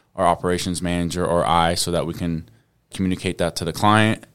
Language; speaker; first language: English; early bilingual, other home language; Arabic